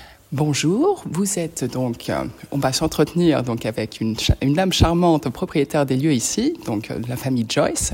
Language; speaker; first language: French; native; French